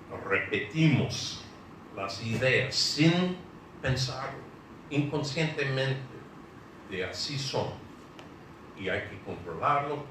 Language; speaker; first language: Spanish; non-native, fluent; English